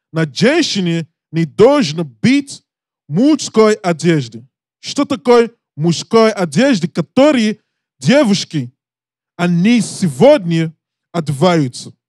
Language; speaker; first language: Russian; non-native, learner; English